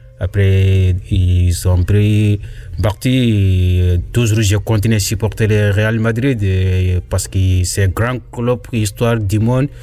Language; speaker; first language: French; non-native, learner; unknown